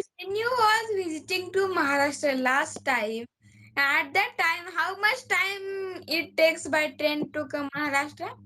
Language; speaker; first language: English; non-native, learner; Marathi